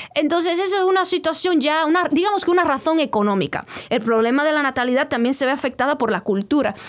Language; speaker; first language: Spanish; native; Spanish